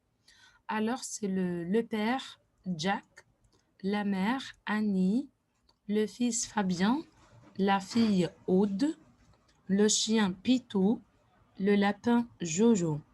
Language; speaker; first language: French; non-native, fluent; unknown